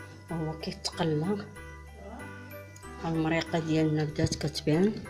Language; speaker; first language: Arabic; native; Arabic